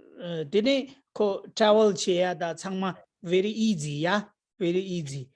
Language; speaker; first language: English; non-native, learner; Tibetan